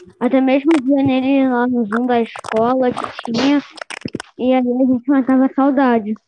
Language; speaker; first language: Portuguese; native; Portuguese